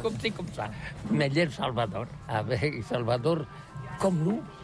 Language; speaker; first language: French; non-native, learner; Catalan